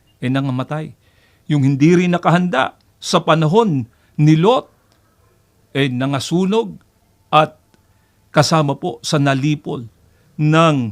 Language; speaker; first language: Filipino; native; Filipino